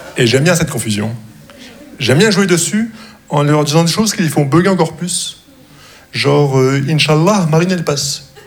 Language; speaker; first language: French; non-native, local second language; Arabic